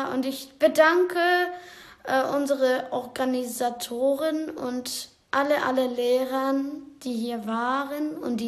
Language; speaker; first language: German; non-native, learner; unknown